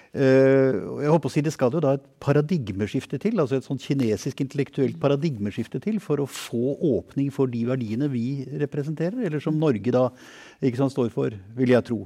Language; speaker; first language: Norwegian; native; Norwegian